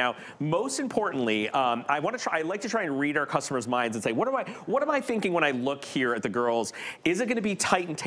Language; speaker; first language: English; native; English